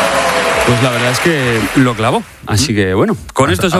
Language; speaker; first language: Spanish; native; Spanish